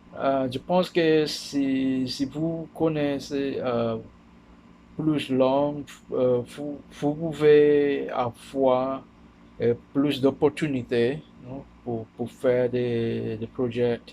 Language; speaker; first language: French; non-native, learner; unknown